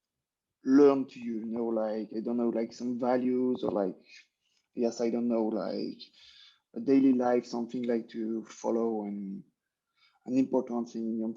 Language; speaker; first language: English; non-native, learner; French